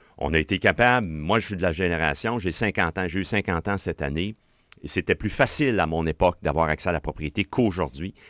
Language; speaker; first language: French; native; French